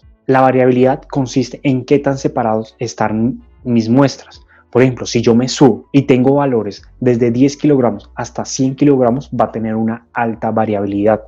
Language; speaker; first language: Spanish; native; Spanish